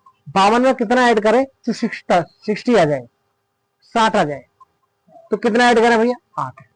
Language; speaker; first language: Hindi; native; Hindi